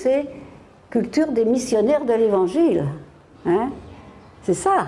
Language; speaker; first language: French; native; French